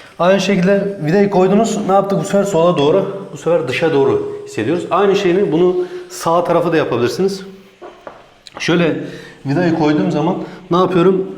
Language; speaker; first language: Turkish; native; Turkish